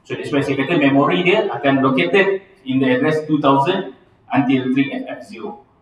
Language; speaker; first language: English; non-native, local second language; Malay